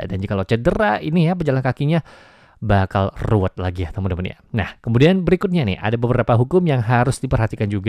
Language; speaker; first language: Indonesian; native; Indonesian